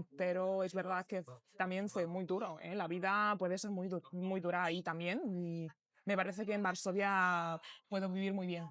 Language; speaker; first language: Spanish; non-native, fluent; Polish